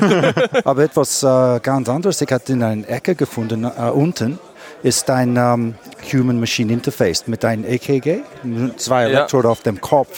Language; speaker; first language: German; non-native, learner; English